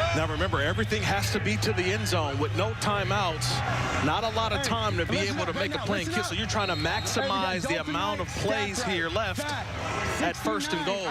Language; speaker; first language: English; native; English